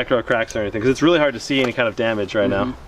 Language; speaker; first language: English; native; English